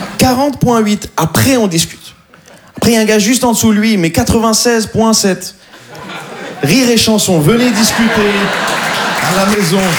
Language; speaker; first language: French; native; French